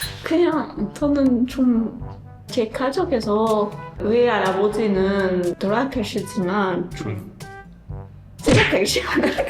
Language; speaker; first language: Korean; non-native, learner; French